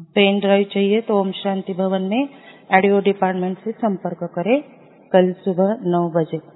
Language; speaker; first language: Hindi; non-native, local second language; Marathi